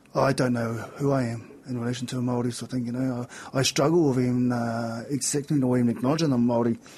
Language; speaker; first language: English; native; English